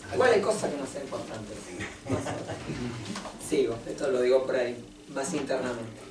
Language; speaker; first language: Spanish; native; Spanish